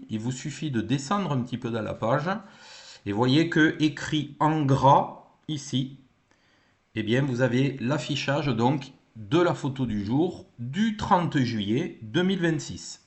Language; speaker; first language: French; native; French